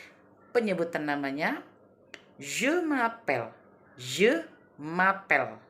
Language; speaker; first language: French; non-native, learner; Indonesian